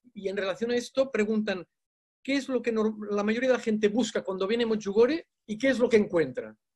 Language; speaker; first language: Spanish; native; Spanish